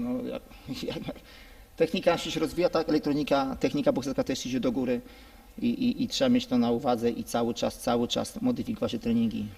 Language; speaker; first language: Polish; native; Polish